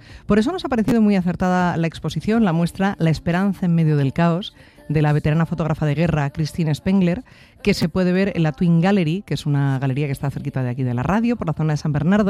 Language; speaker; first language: Spanish; native; Spanish